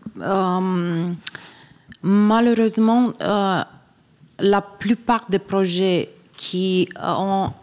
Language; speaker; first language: French; non-native, fluent; Romanian